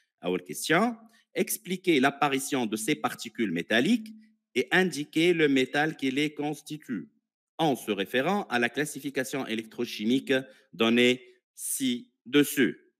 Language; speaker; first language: French; non-native, local second language; Arabic